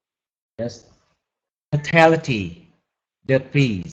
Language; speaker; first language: English; non-native, learner; Vietnamese